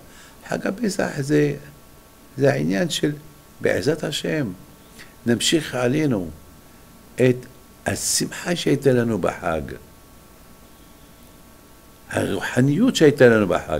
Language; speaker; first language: Hebrew; non-native, fluent; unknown